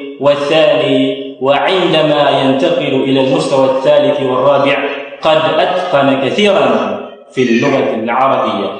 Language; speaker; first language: Arabic; non-native, fluent; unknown